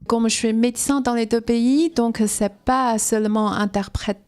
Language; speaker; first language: French; non-native, fluent; Chinese